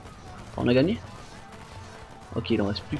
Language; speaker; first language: French; native; French